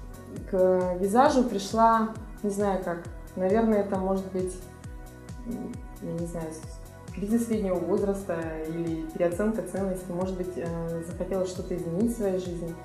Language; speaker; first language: Russian; native; Russian